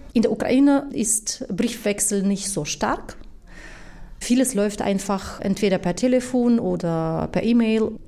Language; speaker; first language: German; non-native, fluent; Ukrainian